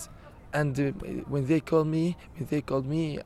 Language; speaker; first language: English; non-native, learner; Arabic